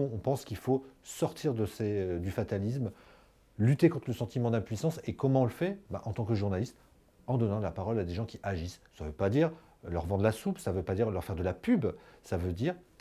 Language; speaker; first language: French; native; French